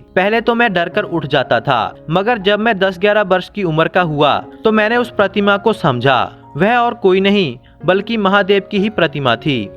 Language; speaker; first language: Hindi; native; Hindi